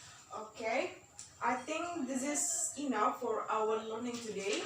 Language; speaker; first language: English; non-native, learner; Indonesian